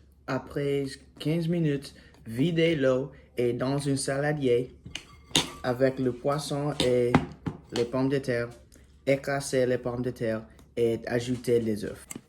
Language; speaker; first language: French; non-native, learner; English